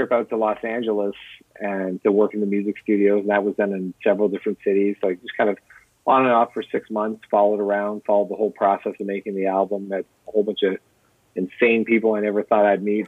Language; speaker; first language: English; native; English